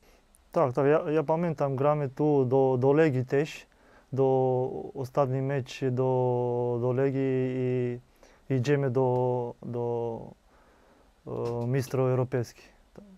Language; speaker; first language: Polish; non-native, learner; Romanian